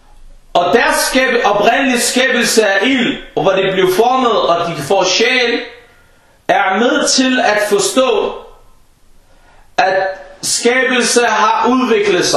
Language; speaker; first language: Danish; non-native, fluent; Arabic